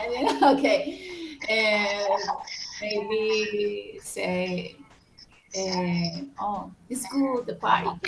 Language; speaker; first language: English; non-native, learner; Spanish